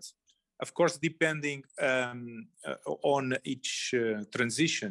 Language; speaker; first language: English; non-native, fluent; Portuguese